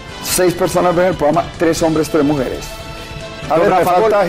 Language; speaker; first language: Spanish; native; Spanish